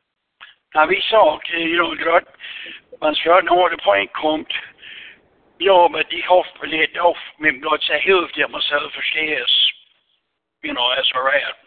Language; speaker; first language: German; early bilingual, heritage; Pennsylvania German